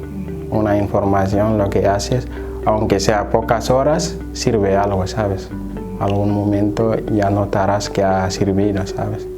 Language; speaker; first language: Spanish; non-native, learner; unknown